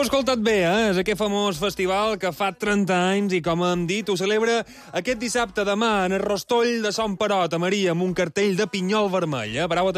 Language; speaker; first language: Catalan; native; Catalan